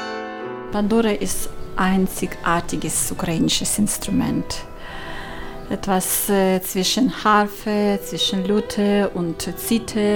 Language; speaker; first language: German; non-native, learner; Ukrainian